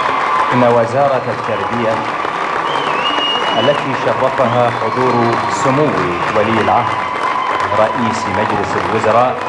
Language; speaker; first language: Arabic; native; Arabic